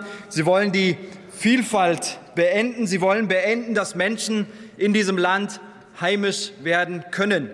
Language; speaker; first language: German; early bilingual, other home language; Turkish